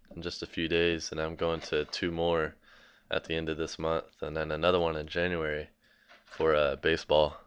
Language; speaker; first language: English; native; English